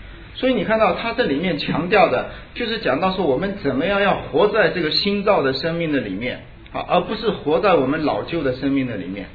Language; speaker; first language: Chinese; native; Chinese